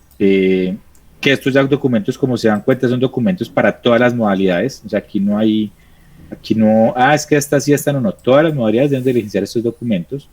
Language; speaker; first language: Spanish; native; Spanish